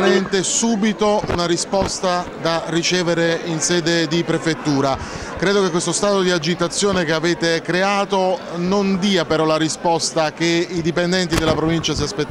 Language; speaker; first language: Italian; native; Italian